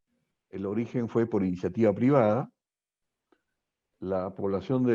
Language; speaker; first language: Spanish; native; Spanish